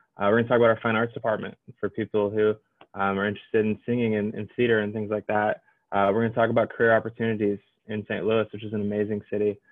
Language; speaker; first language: English; native; English